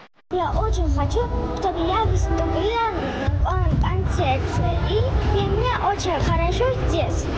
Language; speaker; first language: Russian; non-native, fluent; Georgian